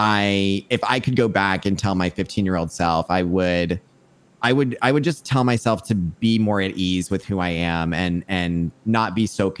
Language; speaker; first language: English; non-native, fluent; French